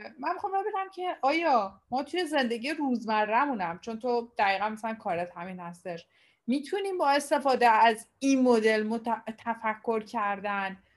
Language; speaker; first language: Persian; native; Persian